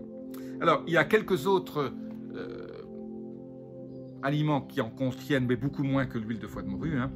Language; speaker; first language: French; native; French